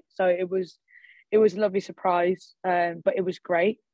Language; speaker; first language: English; early bilingual, other home language; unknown